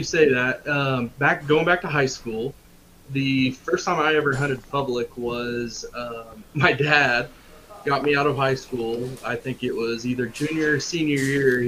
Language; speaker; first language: English; native; English